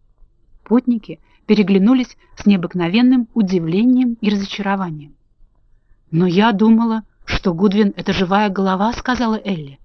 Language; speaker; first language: Russian; native; Russian